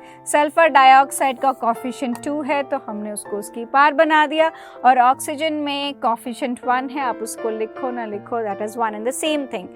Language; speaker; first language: Hindi; native; Hindi